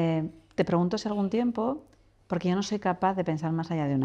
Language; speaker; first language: Spanish; native; Spanish